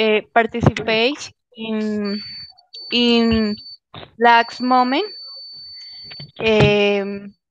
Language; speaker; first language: English; non-native, learner; Spanish